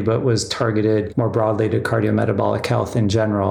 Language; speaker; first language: English; native; English